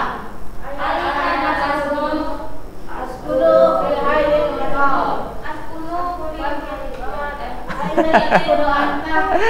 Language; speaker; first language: Arabic; non-native, learner; Indonesian